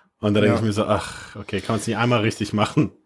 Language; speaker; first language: German; native; German